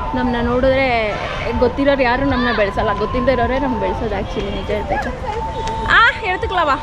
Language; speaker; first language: Kannada; native; Kannada